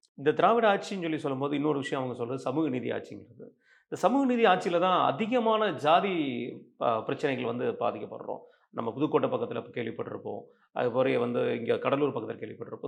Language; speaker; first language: Tamil; native; Tamil